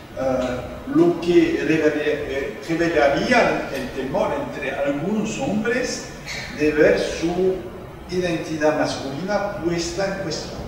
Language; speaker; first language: Spanish; non-native, fluent; French